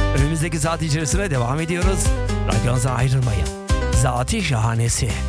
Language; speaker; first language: Turkish; early bilingual, heritage; Turkish